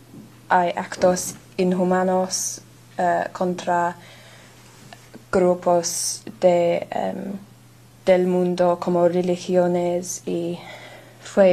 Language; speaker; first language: Spanish; non-native, learner; English